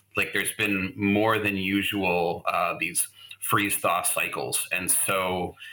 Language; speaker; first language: English; native; English